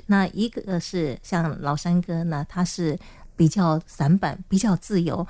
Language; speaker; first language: Chinese; non-native, local second language; Hakka Chinese